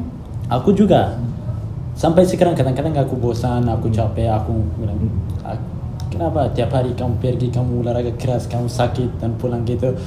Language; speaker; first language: Indonesian; non-native, fluent; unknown